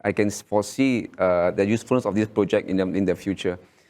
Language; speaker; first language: English; non-native, local second language; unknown